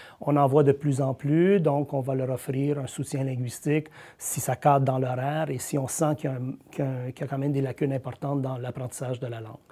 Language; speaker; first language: French; native; French